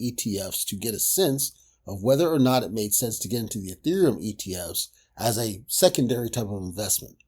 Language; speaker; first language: English; native; English